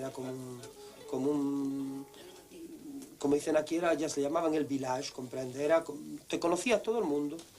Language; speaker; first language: Spanish; native; Spanish